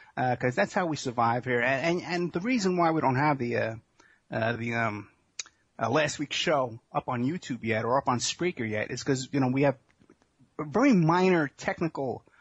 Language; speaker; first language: English; native; English